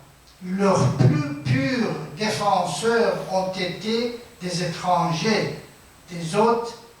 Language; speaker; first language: French; non-native, fluent; Persian